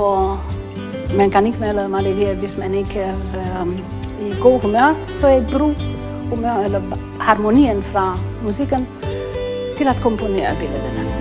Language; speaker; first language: Danish; non-native, fluent; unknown